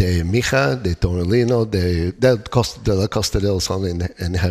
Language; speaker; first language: Spanish; non-native, learner; English